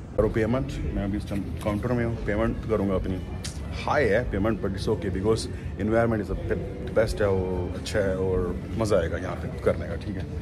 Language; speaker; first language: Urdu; non-native, local second language; Punjabi